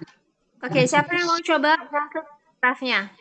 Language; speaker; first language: Indonesian; native; Indonesian